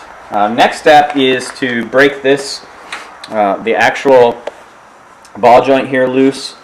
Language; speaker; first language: English; native; English